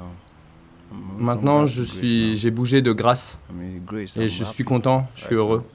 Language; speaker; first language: French; non-native, learner; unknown